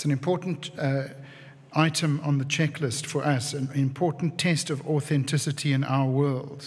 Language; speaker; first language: English; native; English